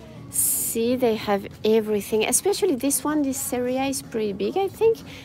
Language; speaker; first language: English; non-native, fluent; French